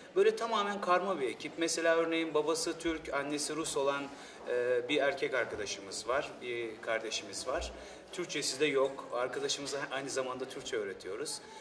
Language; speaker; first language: Turkish; native; Turkish